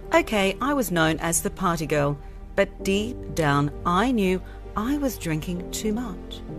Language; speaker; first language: English; native; English